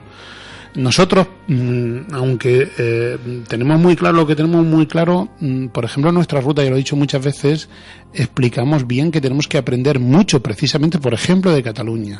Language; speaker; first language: Spanish; native; Spanish